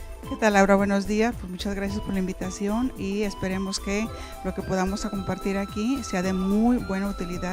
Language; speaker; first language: Spanish; native; Spanish